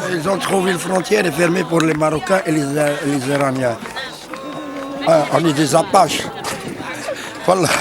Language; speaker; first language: French; non-native, local second language; Arabic